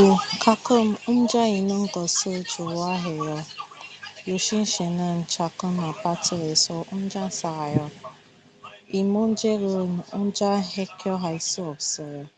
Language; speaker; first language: Korean; non-native, learner; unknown